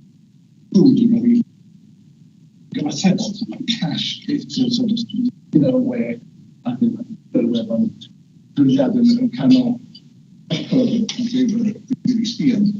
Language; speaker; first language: Welsh; native; Welsh